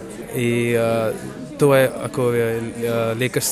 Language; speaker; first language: Bulgarian; non-native, learner; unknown